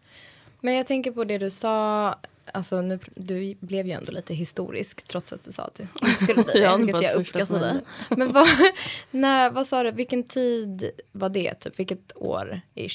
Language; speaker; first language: Swedish; native; Swedish